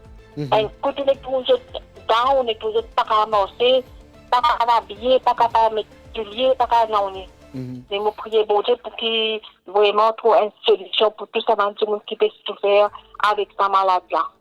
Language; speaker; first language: French; non-native, local second language; Morisyen